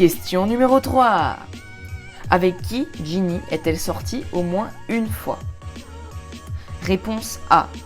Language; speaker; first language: French; native; French